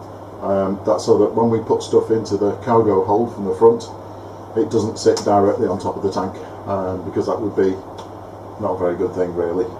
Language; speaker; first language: English; native; English